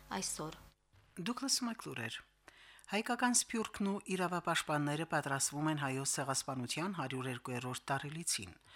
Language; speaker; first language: Armenian; native; Armenian